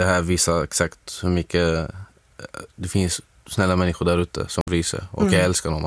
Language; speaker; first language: Swedish; non-native, fluent; Arabic